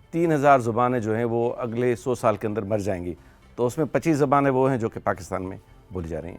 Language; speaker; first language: Urdu; non-native, local second language; Sindhi